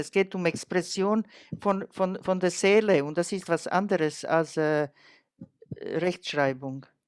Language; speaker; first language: German; non-native, fluent; Croatian